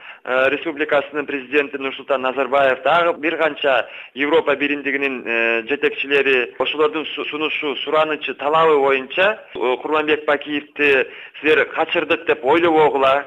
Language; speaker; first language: Kyrgyz; native; Kyrgyz